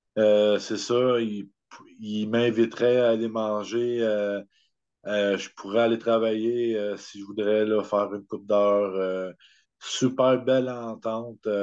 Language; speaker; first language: French; native; French